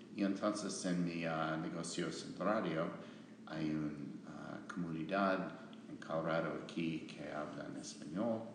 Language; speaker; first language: Spanish; non-native, learner; English